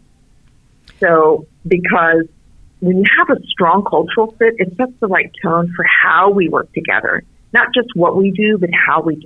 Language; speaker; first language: English; early bilingual, other home language; Arabic